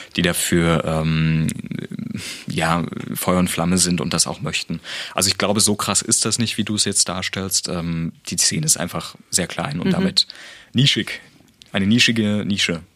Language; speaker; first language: German; native; German